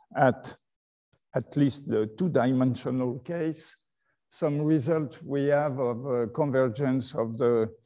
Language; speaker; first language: English; non-native, fluent; French